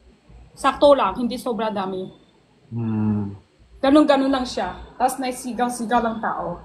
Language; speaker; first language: Filipino; non-native, learner; Chinese